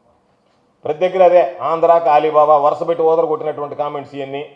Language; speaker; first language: Telugu; native; Telugu